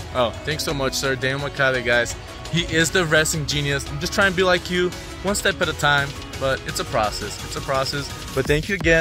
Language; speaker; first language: English; non-native, fluent; Bulgarian